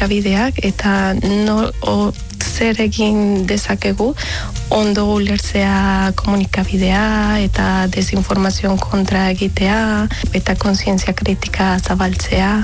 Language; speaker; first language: Basque; non-native, fluent; Spanish